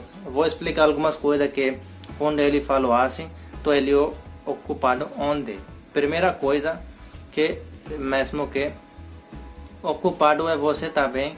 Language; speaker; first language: Portuguese; non-native, learner; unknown